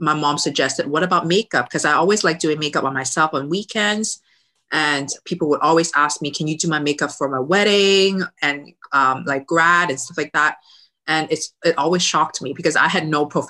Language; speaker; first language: English; early bilingual, other home language; Cantonese